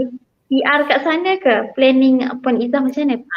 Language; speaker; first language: Malay; native; Malay